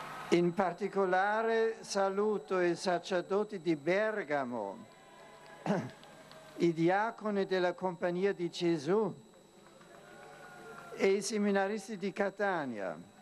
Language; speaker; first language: Italian; non-native, fluent; German